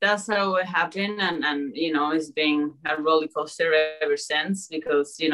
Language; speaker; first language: English; early bilingual, other home language; Spanish